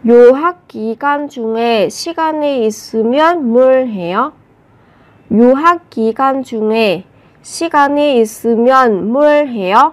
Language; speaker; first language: Korean; non-native, fluent; Vietnamese